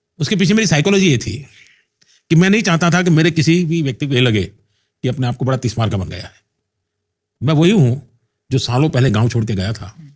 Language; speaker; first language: Hindi; non-native, local second language; Gujarati